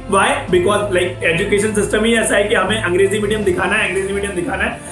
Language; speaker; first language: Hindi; native; Hindi